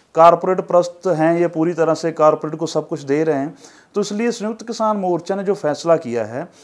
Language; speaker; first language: Hindi; non-native, local second language; Punjabi